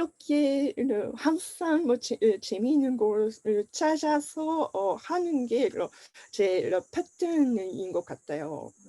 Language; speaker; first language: Korean; non-native, fluent; Japanese